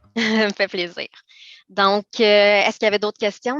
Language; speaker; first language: French; native; French